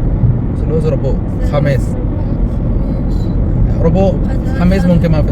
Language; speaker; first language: Arabic; non-native, learner; Malayalam